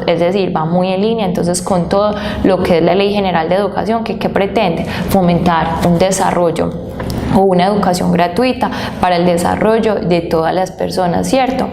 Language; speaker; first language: Spanish; native; Spanish